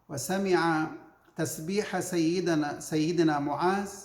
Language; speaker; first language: Arabic; native; Arabic